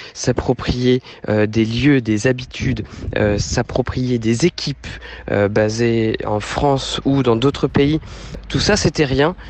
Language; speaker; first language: French; native; French